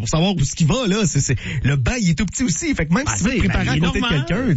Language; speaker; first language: French; native; French